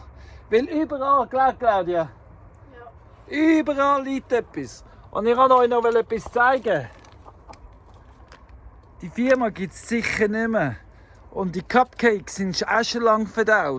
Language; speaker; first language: German; native; German